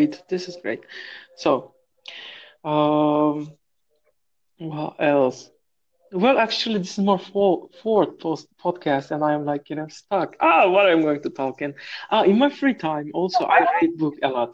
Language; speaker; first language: English; non-native, fluent; Turkish